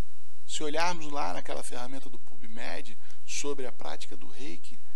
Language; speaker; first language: Portuguese; native; Portuguese